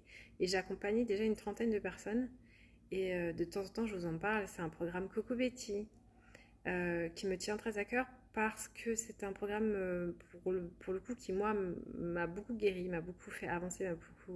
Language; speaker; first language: French; native; French